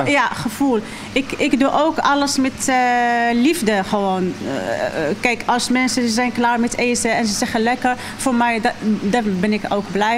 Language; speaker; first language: Dutch; non-native, learner; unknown